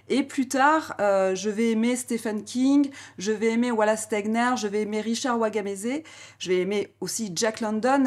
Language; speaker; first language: French; native; French